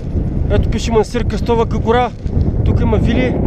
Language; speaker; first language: Bulgarian; native; Bulgarian